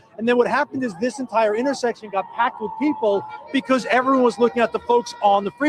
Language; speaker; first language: English; native; English